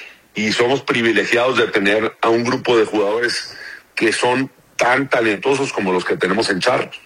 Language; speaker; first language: Spanish; native; Spanish